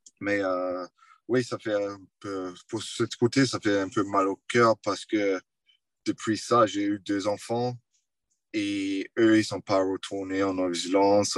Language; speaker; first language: French; non-native, fluent; English